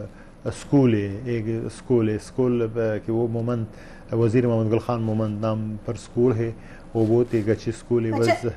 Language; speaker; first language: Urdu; non-native, learner; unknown